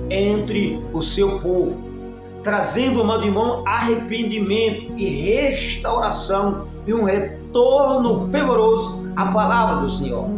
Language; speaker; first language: Portuguese; native; Portuguese